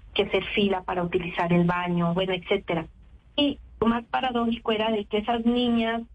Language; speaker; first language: Spanish; native; Spanish